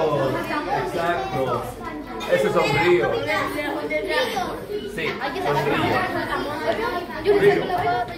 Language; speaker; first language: Spanish; non-native, fluent; German